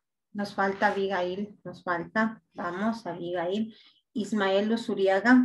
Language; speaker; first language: Spanish; native; Spanish